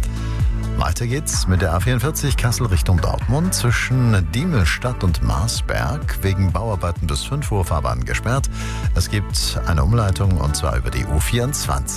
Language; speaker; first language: German; native; German